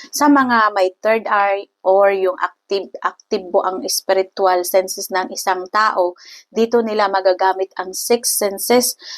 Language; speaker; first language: Filipino; non-native, local second language; Cebuano